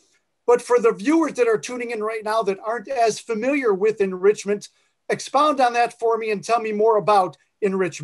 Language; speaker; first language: English; native; English